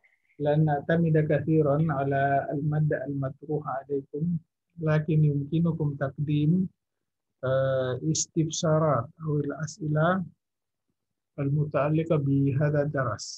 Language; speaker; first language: Arabic; non-native, fluent; Indonesian